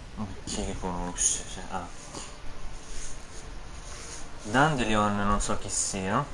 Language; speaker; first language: Italian; native; Italian